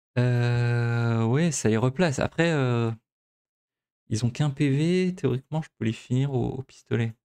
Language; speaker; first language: French; native; French